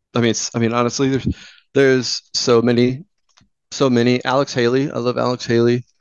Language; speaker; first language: English; native; English